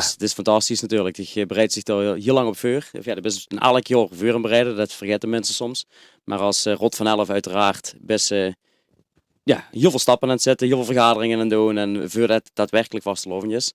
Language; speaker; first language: Dutch; native; Dutch